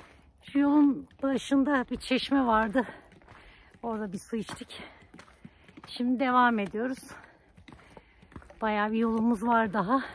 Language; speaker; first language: Turkish; native; Turkish